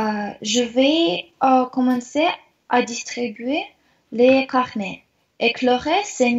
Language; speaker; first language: French; non-native, learner; Russian